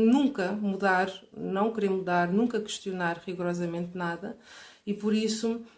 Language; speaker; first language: Portuguese; native; Portuguese